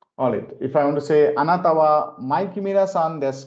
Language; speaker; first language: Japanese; non-native, fluent; Hindi